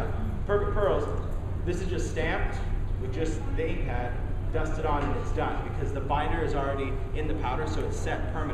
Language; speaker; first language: English; native; English